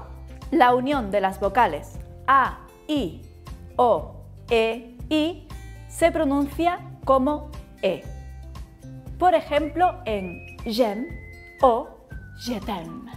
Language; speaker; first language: Spanish; native; Spanish